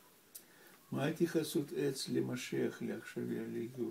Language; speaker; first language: Hebrew; non-native, learner; Russian